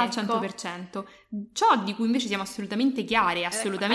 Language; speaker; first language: Italian; native; Italian